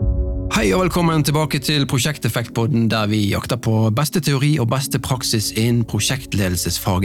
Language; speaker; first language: Norwegian; native; Norwegian